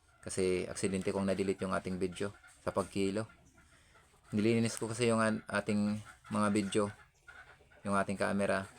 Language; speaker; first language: Filipino; non-native, local second language; Cebuano